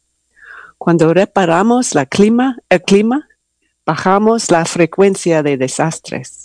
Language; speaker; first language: Spanish; non-native, learner; English